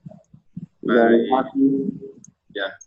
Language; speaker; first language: English; non-native, learner; Vietnamese